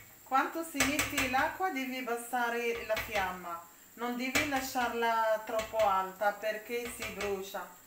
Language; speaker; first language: Italian; non-native, learner; Arabic